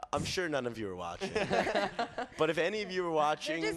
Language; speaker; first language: English; native; English